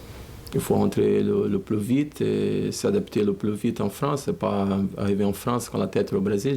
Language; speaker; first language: French; non-native, learner; Portuguese